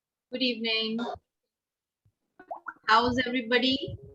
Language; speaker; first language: English; non-native, local second language; Hindi